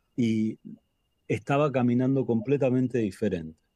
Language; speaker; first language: Spanish; native; Spanish